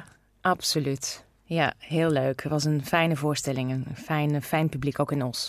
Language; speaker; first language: Dutch; non-native, fluent; Russian